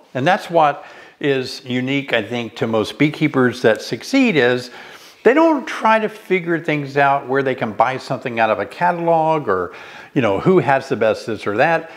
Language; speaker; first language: English; native; English